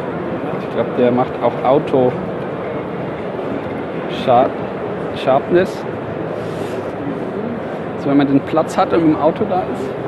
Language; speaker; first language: German; native; German